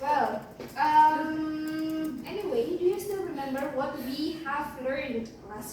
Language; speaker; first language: English; non-native, learner; Indonesian